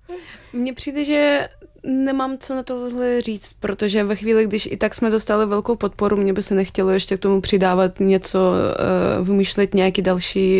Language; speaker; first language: Czech; non-native, fluent; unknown